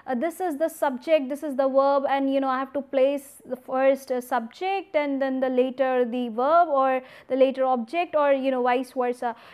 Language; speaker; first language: English; non-native, local second language; Hindi